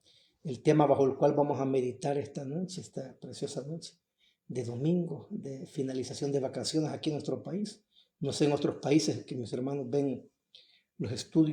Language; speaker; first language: Spanish; native; Spanish